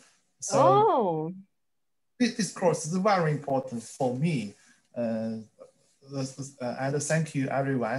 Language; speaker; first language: English; non-native, learner; Chinese